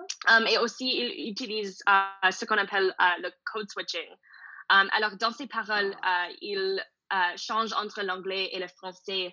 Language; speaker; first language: French; non-native, learner; English